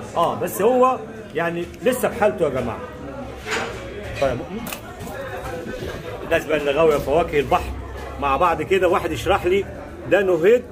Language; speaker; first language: Arabic; native; Arabic